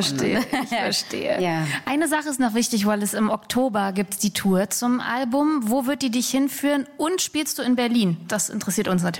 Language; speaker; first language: German; native; German